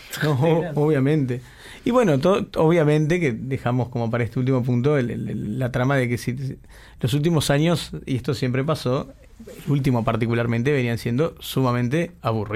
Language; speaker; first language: Spanish; native; Spanish